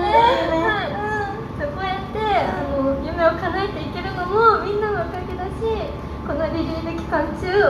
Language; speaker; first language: Japanese; native; Japanese